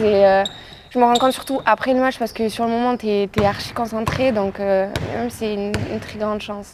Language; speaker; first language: French; native; French